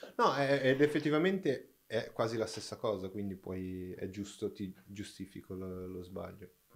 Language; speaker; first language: Italian; non-native, fluent; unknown